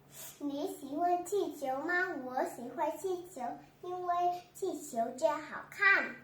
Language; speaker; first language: Chinese; non-native, learner; Vietnamese